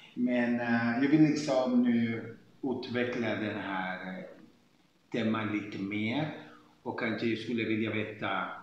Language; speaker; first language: Swedish; non-native, fluent; Spanish